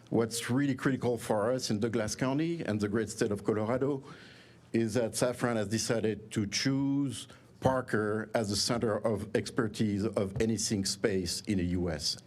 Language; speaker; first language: English; non-native, fluent; French